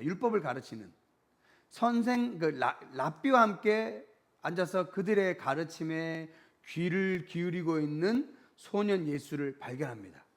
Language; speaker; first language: Korean; native; Korean